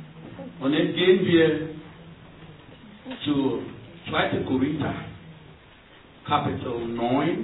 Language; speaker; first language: German; non-native, learner; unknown